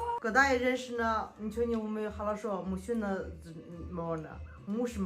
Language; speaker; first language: Russian; non-native, learner; Chinese